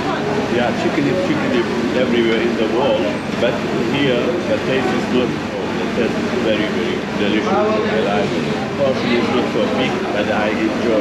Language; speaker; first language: English; non-native, learner; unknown